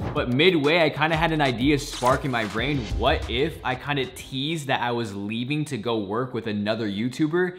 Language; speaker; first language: English; native; English